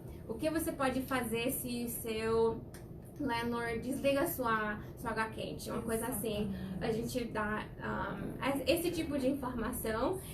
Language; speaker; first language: Portuguese; non-native, fluent; Spanish